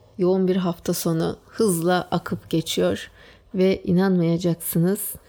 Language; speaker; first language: Turkish; native; Turkish